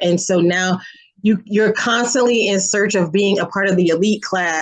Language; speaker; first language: English; native; English